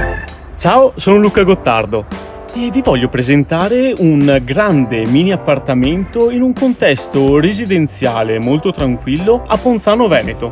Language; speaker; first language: Italian; native; Italian